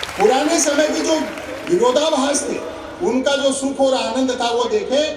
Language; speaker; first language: Hindi; native; Hindi